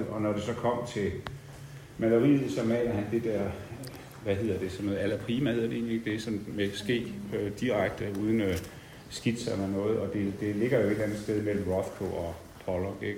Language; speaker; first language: Danish; native; Danish